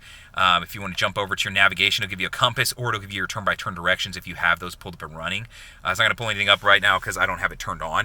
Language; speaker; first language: English; native; English